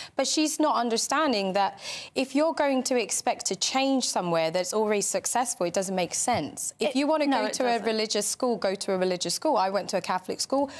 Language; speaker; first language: English; native; English